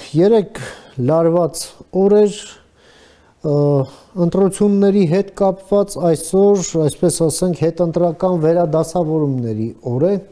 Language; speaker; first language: Armenian; native; Armenian